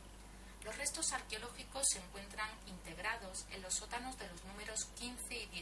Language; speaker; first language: Spanish; native; Spanish